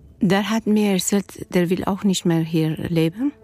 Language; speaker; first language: German; non-native, learner; Persian